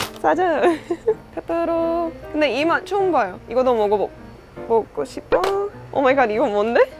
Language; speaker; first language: Korean; non-native, learner; English